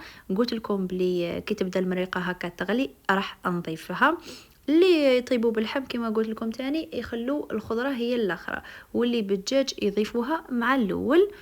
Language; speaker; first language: Arabic; native; Arabic